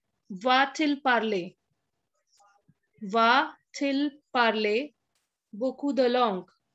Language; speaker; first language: French; non-native, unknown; Hindi